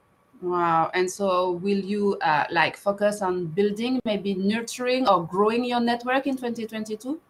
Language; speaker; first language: English; non-native, fluent; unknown